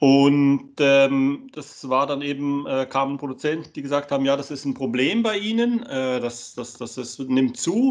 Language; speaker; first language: German; native; German